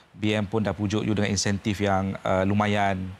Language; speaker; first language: Malay; native; Malay